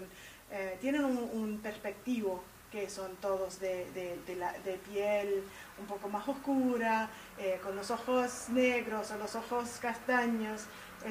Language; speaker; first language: Spanish; early bilingual, heritage; Spanish